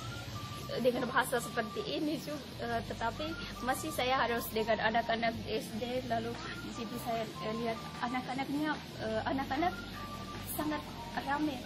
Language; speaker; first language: Indonesian; non-native, learner; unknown